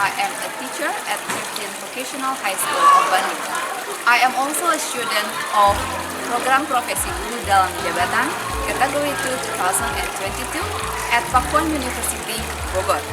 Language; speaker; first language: English; non-native, fluent; Indonesian